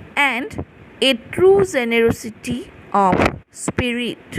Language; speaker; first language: English; non-native, local second language; Assamese